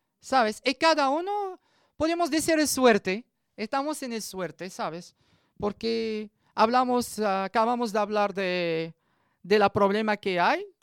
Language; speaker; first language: Spanish; non-native, learner; Arabic